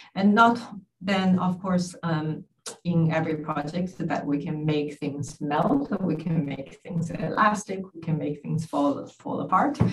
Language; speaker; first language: English; non-native, fluent; Chinese